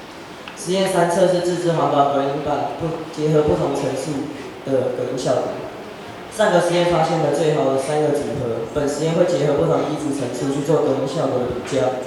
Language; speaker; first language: Chinese; native; Chinese